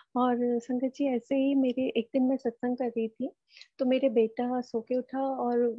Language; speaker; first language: Hindi; native; Hindi